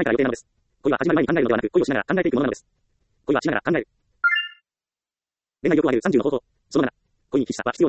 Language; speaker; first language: Japanese; native; Japanese